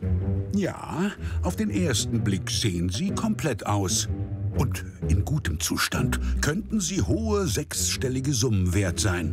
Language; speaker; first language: German; native; German